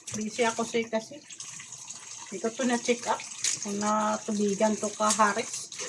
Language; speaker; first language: Filipino; non-native, local second language; Cebuano